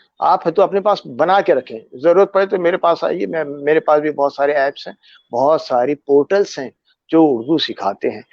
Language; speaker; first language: Urdu; native; Urdu